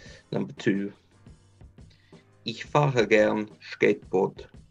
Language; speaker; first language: German; non-native, fluent; English